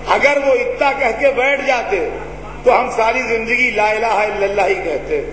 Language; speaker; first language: Urdu; native; Urdu